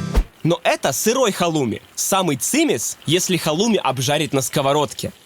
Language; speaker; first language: Russian; native; Russian